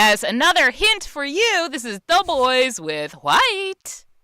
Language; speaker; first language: English; native; English